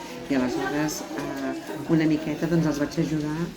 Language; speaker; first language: Catalan; native; Catalan